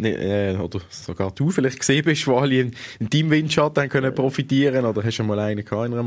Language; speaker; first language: German; native; German